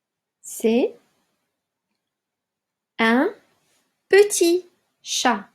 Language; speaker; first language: French; non-native, local second language; Arabic